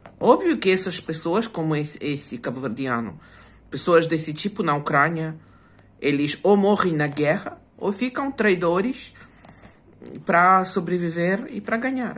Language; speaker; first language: Portuguese; non-native, fluent; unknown